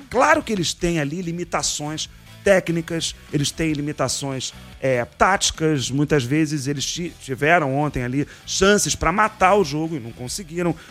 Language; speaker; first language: Portuguese; native; Portuguese